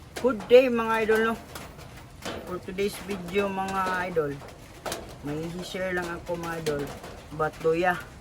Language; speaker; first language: Filipino; non-native, local second language; Cebuano